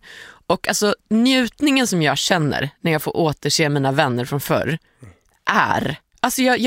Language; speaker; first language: Swedish; native; Swedish